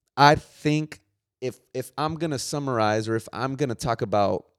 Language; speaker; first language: English; early bilingual, other home language; Spanish